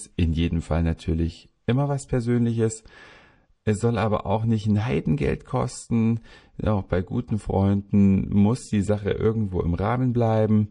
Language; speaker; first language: German; native; German